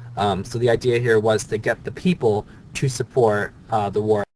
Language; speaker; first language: English; native; English